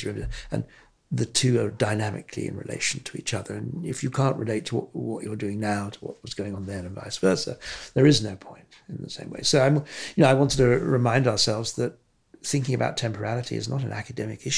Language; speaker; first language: English; native; English